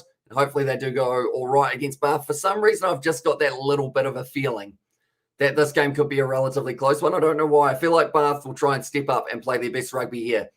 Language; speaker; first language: English; native; English